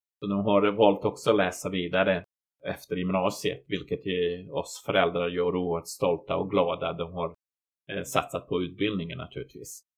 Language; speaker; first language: Swedish; non-native, fluent; Croatian